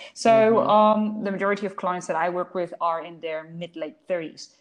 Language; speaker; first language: English; non-native, fluent; German